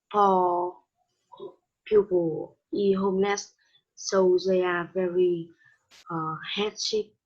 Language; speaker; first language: English; non-native, learner; Vietnamese